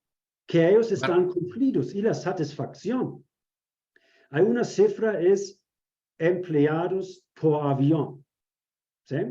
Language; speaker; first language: Spanish; non-native, fluent; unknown